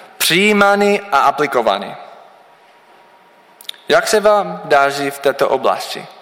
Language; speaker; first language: Czech; non-native, learner; English